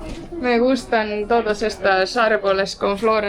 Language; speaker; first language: Spanish; non-native, fluent; Estonian